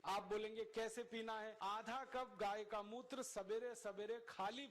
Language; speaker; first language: Hindi; native; Hindi